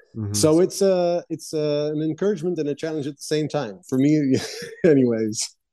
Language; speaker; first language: English; non-native, fluent; Dutch